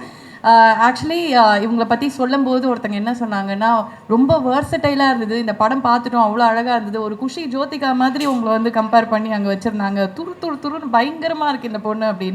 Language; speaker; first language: Tamil; native; Tamil